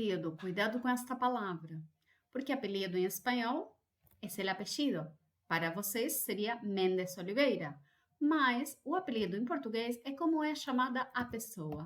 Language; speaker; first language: Portuguese; non-native, fluent; Spanish